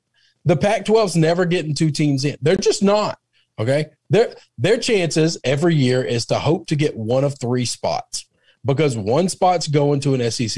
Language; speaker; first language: English; native; English